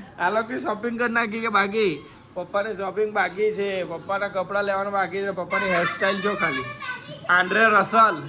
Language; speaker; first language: Gujarati; native; Gujarati